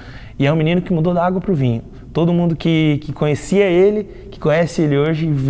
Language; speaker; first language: Portuguese; native; Portuguese